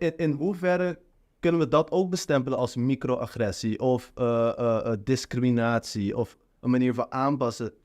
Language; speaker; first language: Dutch; non-native, local second language; Papiamento